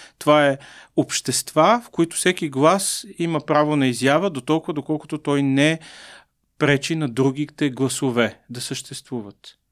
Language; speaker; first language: Bulgarian; native; Bulgarian